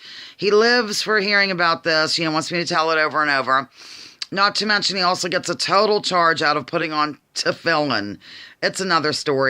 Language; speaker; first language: English; native; English